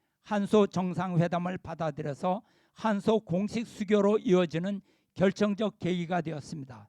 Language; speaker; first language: Korean; native; Korean